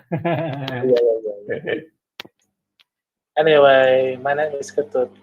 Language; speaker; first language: English; non-native, learner; Indonesian